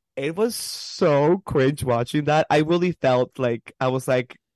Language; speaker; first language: English; early bilingual, other home language; Spanish